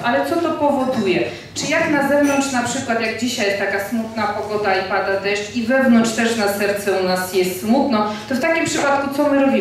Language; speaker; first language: Polish; non-native, fluent; Georgian